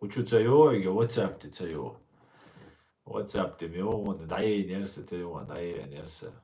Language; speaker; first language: Russian; non-native, local second language; Chechen